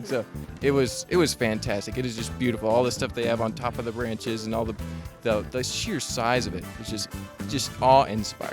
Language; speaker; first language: English; native; English